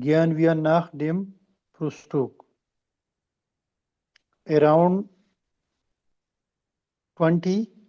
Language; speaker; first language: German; non-native, learner; Urdu